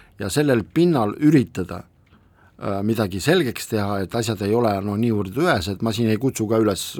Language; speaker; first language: Estonian; non-native, local second language; Russian